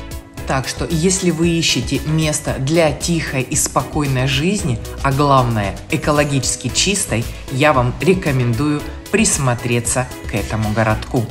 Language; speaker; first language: Russian; native; Russian